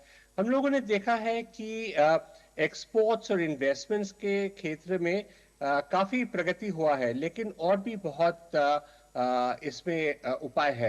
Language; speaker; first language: Hindi; native; Hindi